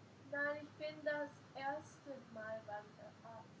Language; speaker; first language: German; non-native, learner; English